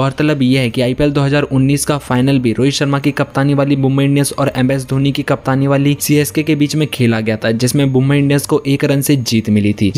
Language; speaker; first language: Hindi; native; Hindi